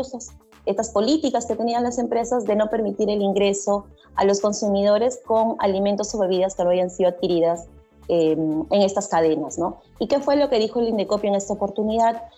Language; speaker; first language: Spanish; native; Spanish